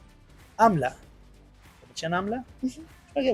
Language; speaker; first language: Albanian; native; Albanian